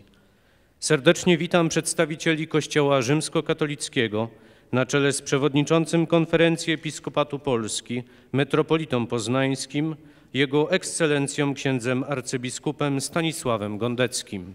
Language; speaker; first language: Polish; native; Polish